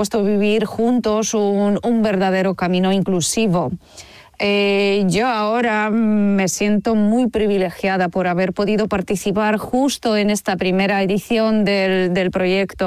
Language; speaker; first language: Spanish; non-native, fluent; Polish